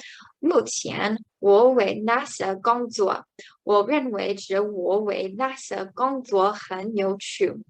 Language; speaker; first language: Chinese; non-native, learner; English